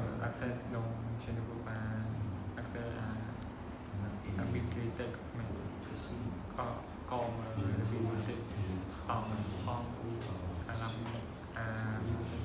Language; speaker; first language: French; non-native, learner; Khmer